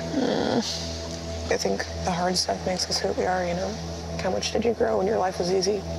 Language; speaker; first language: English; native; English